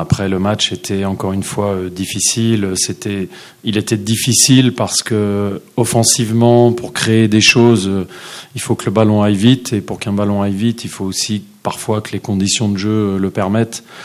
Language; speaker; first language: French; native; French